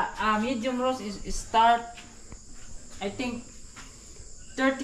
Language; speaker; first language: English; non-native, learner; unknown